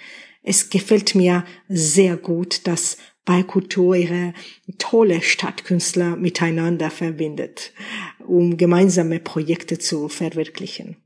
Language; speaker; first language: German; non-native, fluent; Georgian